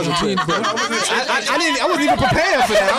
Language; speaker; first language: English; native; English